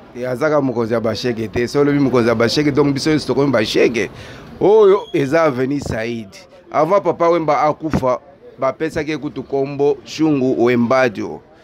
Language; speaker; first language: Lingala; native; Lingala